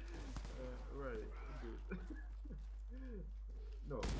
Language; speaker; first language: English; non-native, learner; Russian